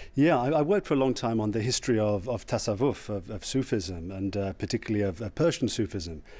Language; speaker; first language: English; native; English